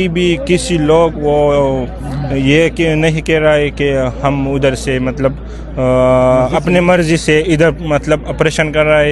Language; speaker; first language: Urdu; non-native, local second language; Pashto